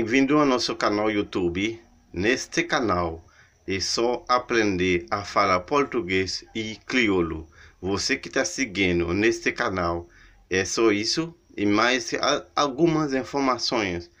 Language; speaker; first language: Portuguese; non-native, learner; Haitian Creole